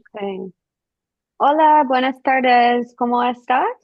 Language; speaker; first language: Spanish; non-native, learner; English